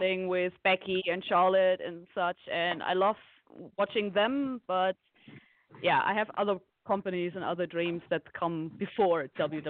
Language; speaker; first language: English; non-native, fluent; German